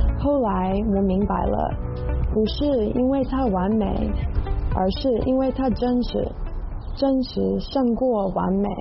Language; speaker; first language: Chinese; non-native, fluent; English